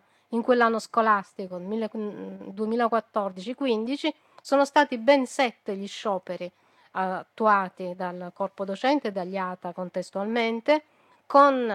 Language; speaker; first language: Italian; native; Italian